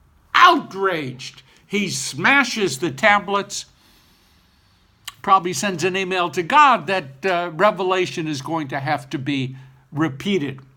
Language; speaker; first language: English; native; English